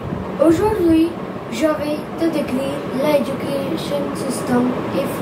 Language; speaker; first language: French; non-native, learner; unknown